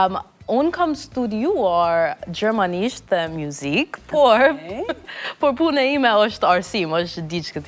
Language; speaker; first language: Albanian; non-native, learner; English